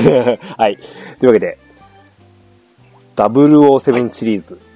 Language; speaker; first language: Japanese; native; Japanese